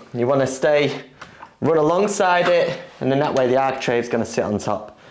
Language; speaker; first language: English; native; English